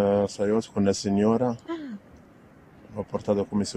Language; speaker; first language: Italian; non-native, learner; Arabic